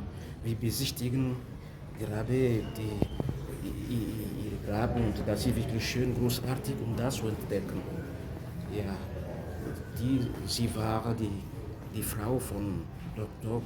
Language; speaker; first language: German; non-native, fluent; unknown